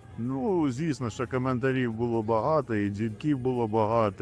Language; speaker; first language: Ukrainian; non-native, local second language; Russian